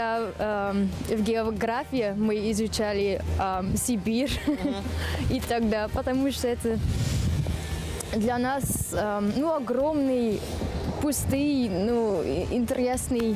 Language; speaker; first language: Russian; non-native, learner; Dutch